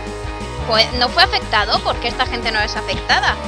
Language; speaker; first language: Spanish; native; Spanish